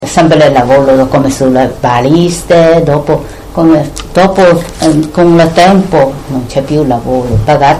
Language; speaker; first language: Italian; non-native, learner; Chinese